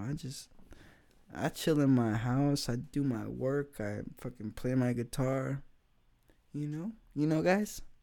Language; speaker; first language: English; native; English